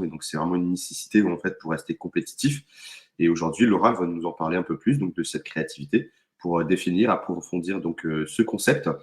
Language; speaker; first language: French; native; French